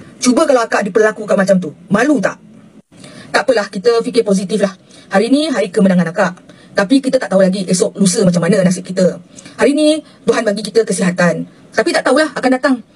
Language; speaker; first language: Malay; native; Malay